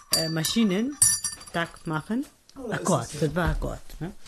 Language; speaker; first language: German; non-native, fluent; Greek